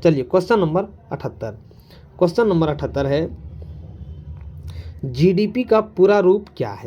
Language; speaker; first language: Hindi; native; Hindi